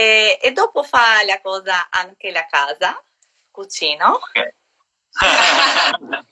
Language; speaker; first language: Italian; non-native, learner; Albanian